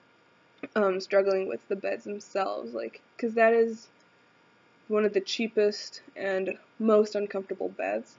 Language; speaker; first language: English; native; English